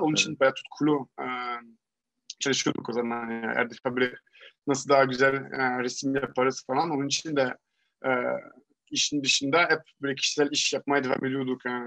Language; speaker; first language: Turkish; non-native, fluent; French